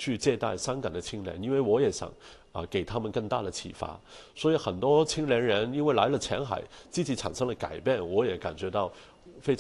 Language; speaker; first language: Chinese; non-native, local second language; Cantonese